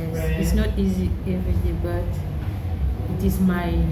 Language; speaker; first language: English; non-native, learner; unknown